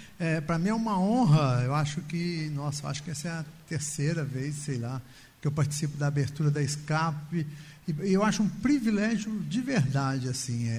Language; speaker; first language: Portuguese; native; Portuguese